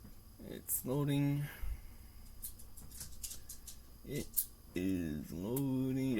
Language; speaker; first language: English; native; English